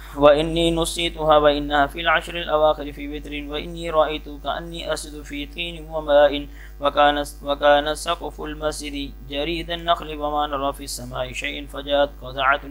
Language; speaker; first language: Arabic; non-native, fluent; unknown